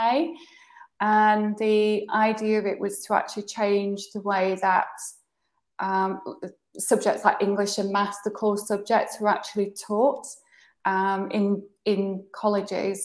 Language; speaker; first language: English; native; English